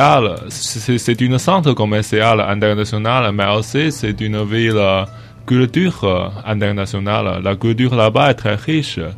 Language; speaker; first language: French; non-native, learner; Chinese